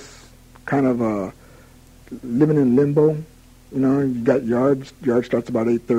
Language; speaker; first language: English; native; English